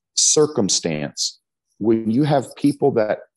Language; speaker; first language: English; native; English